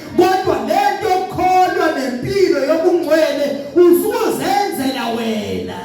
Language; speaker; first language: Zulu; native; Zulu